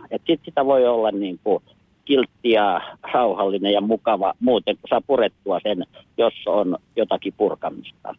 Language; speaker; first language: Finnish; native; Finnish